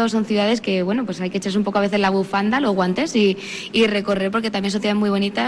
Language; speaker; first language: Spanish; native; Spanish